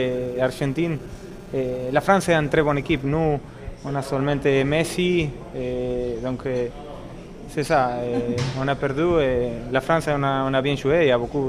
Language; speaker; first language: French; non-native, learner; Spanish